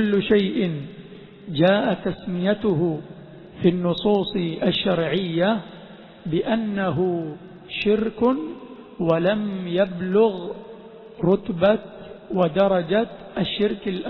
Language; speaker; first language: Arabic; non-native, fluent; Swahili